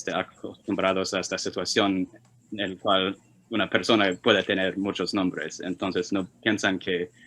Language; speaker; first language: Spanish; non-native, fluent; Chinese